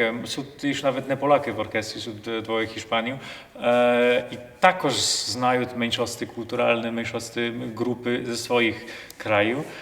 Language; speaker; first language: Polish; non-native, local second language; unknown